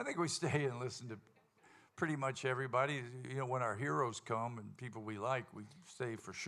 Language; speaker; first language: English; native; English